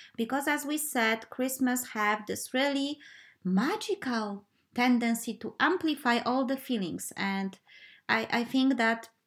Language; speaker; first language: English; non-native, fluent; Polish